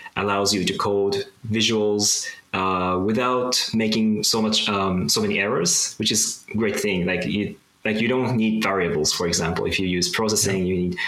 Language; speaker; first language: English; non-native, fluent; Japanese